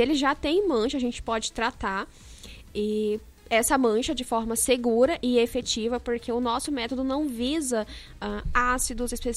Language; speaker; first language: Portuguese; native; Portuguese